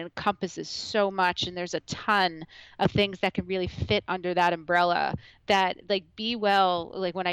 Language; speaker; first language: English; native; English